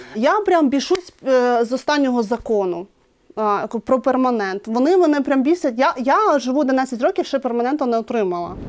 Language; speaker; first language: Ukrainian; native; Ukrainian